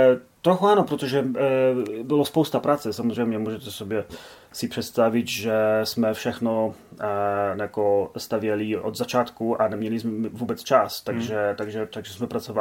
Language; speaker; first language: Czech; non-native, learner; Polish